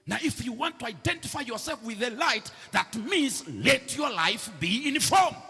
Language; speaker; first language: English; non-native, local second language; Swahili